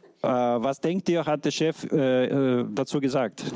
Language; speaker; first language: German; non-native, fluent; Russian